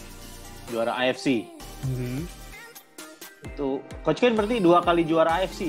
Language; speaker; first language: Indonesian; native; Indonesian